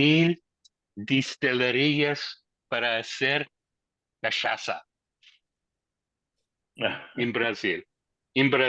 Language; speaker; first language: Spanish; non-native, learner; English